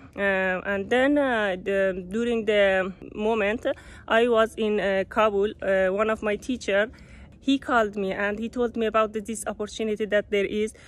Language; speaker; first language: English; non-native, fluent; Persian